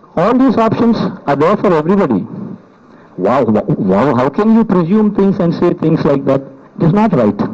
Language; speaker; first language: English; non-native, local second language; Telugu